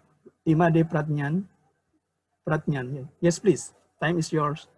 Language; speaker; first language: English; non-native, learner; Indonesian